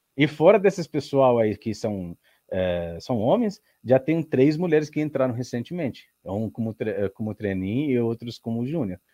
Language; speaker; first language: Portuguese; non-native, learner; Arabic